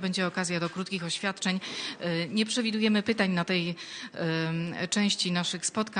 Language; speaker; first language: Polish; native; Polish